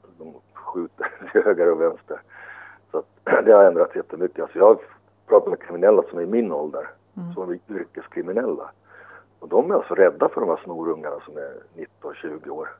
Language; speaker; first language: Swedish; early bilingual, other home language; Finnish